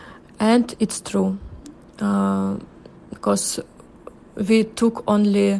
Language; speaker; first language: English; non-native, learner; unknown